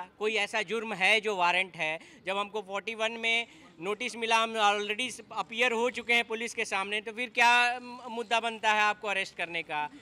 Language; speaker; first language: Hindi; native; Hindi